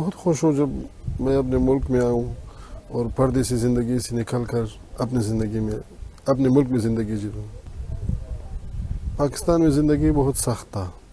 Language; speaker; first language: Hindi; non-native, fluent; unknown